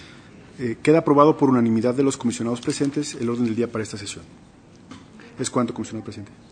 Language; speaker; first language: Spanish; native; Spanish